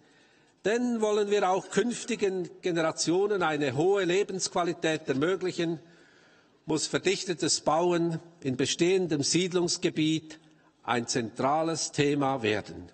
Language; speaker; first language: German; native; German